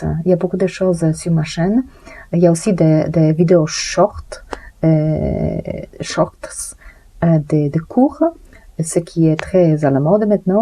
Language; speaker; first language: French; non-native, fluent; Polish